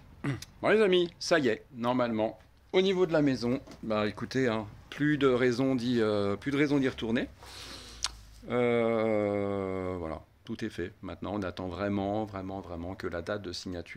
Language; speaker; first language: French; native; French